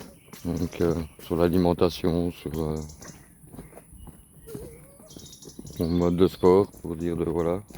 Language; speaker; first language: French; native; French